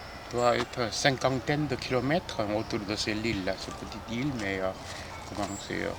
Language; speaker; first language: French; non-native, fluent; Korean